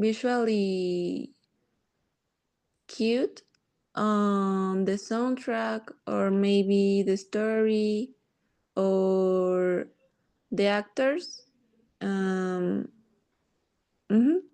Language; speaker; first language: English; non-native, learner; Spanish